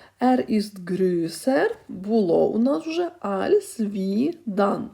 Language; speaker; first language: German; non-native, fluent; Ukrainian